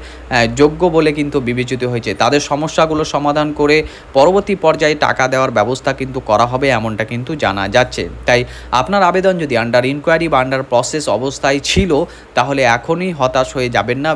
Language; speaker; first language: Bangla; native; Bangla